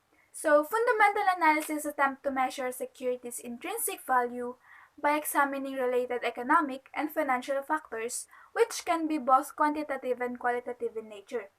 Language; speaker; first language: English; non-native, local second language; Filipino